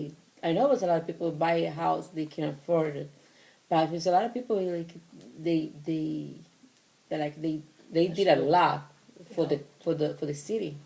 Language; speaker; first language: English; non-native, learner; Portuguese